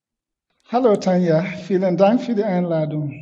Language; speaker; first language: German; non-native, fluent; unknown